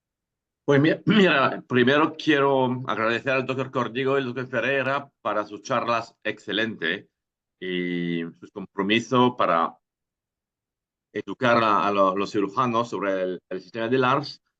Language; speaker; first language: Spanish; non-native, fluent; French